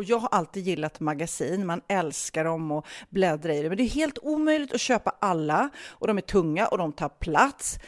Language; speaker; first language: Swedish; native; Swedish